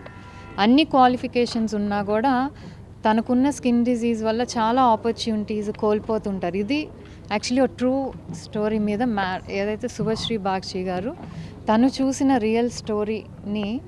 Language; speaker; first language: Telugu; native; Telugu